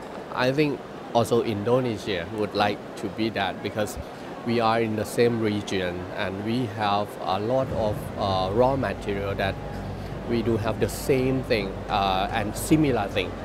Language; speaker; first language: English; non-native, learner; Thai